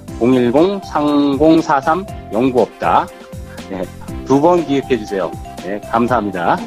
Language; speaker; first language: Korean; native; Korean